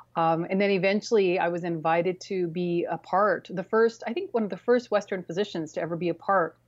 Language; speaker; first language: English; early bilingual, other home language; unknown